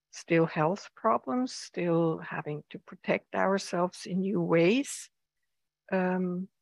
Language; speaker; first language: English; non-native, fluent; German